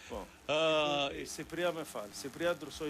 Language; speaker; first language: Albanian; non-native, learner; Greek